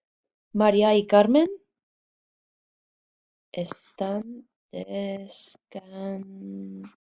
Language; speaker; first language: Spanish; non-native, fluent; English